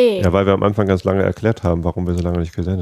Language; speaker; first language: German; native; German